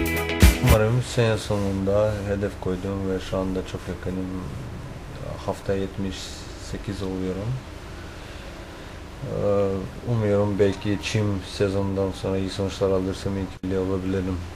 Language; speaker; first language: Turkish; non-native, fluent; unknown